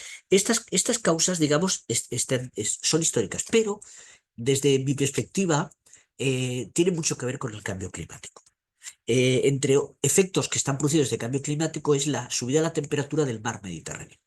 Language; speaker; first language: Spanish; native; Spanish